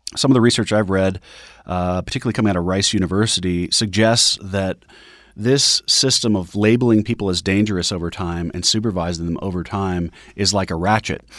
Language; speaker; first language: English; native; English